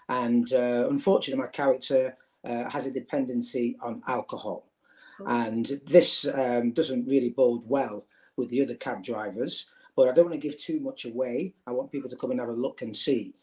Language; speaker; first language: English; native; English